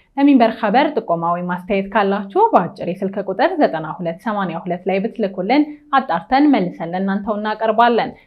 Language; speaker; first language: Amharic; native; Amharic